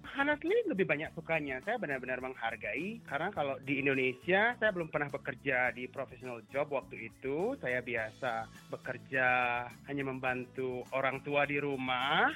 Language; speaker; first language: Indonesian; native; Indonesian